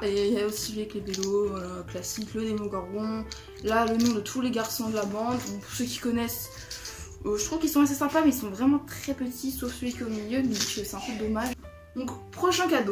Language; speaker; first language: French; native; French